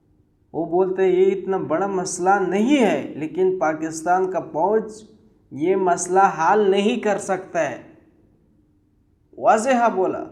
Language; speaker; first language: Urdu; non-native, learner; Pashto